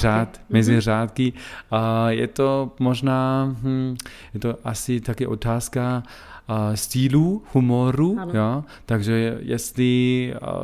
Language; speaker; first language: Czech; non-native, learner; German